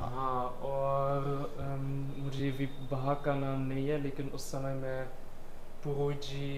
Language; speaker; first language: Hindi; non-native, fluent; German